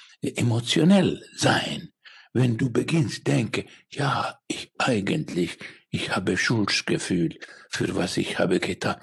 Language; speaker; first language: German; non-native, learner; Finnish